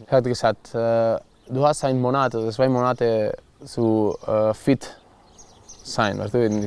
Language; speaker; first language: German; non-native, learner; Spanish